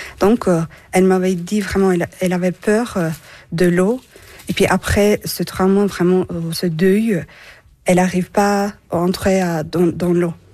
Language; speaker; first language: French; non-native, learner; Turkish